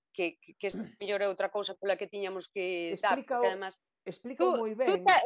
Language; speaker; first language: Spanish; non-native, local second language; Galician